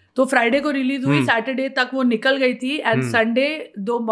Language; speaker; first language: Hindi; native; Hindi